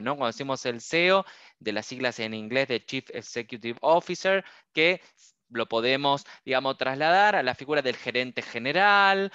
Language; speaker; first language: Spanish; native; Spanish